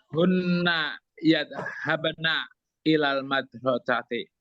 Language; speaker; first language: Arabic; non-native, learner; Indonesian